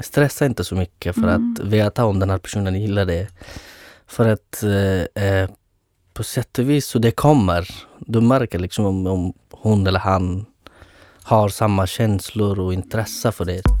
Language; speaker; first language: Swedish; non-native, fluent; Persian